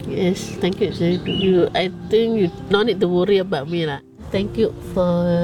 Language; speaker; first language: English; non-native, local second language; Indonesian